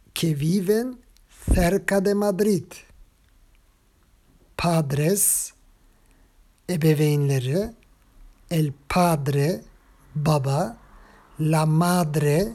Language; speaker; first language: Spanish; non-native, fluent; Turkish